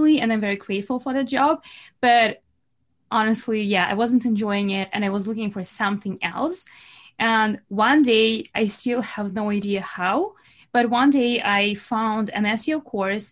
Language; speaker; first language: English; non-native, fluent; Russian